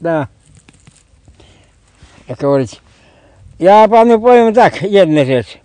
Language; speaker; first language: Polish; non-native, learner; Russian